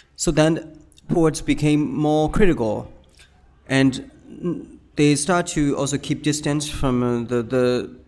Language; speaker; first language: English; non-native, fluent; Burmese